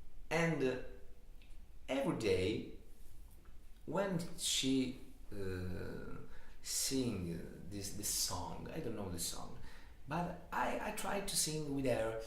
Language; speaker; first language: English; non-native, learner; Italian